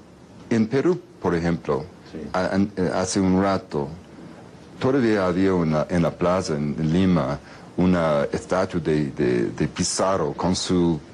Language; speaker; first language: Spanish; non-native, fluent; English